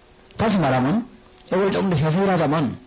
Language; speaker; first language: Korean; native; Korean